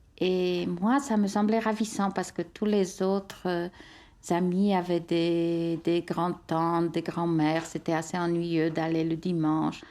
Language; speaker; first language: French; non-native, fluent; Polish